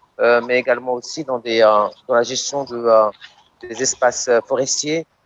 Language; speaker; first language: French; non-native, local second language; Arabic